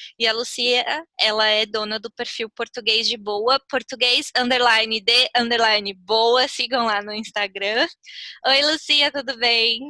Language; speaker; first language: Portuguese; native; Portuguese